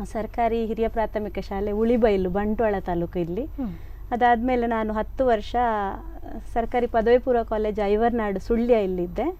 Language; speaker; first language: Kannada; non-native, local second language; Tulu